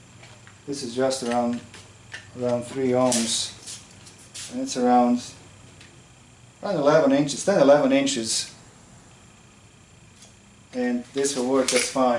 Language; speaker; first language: English; non-native, fluent; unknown